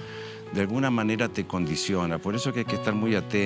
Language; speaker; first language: Spanish; native; Spanish